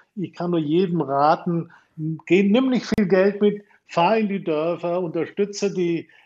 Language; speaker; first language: German; native; German